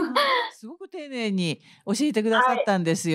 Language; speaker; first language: Japanese; native; Japanese